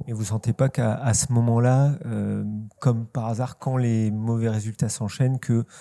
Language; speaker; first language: French; native; French